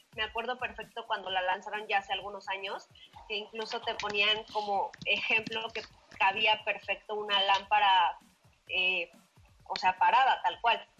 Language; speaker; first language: Spanish; native; Spanish